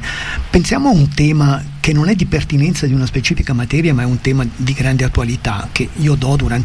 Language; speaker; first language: Italian; native; Italian